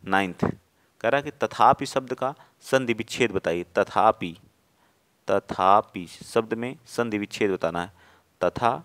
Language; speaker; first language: Hindi; native; Hindi